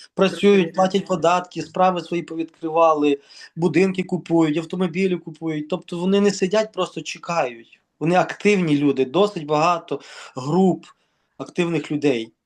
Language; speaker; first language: Ukrainian; native; Ukrainian